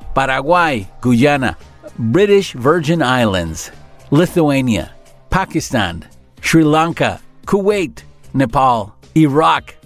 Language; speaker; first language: English; early bilingual, other home language; Spanish